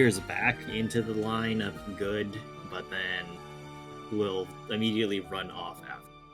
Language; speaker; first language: English; native; English